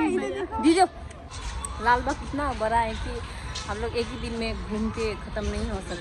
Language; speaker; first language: Hindi; non-native, local second language; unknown